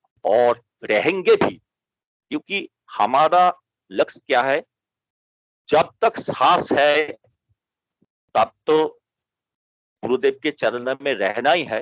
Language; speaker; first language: Hindi; non-native, local second language; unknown